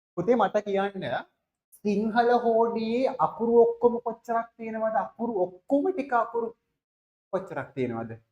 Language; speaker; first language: Sinhala; non-native, local second language; Tamil